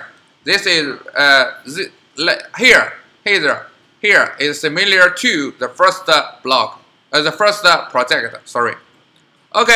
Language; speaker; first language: English; non-native, learner; Chinese